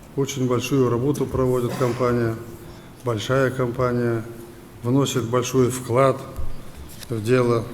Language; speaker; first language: Russian; non-native, local second language; Kazakh